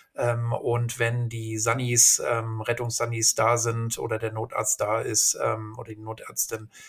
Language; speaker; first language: German; native; German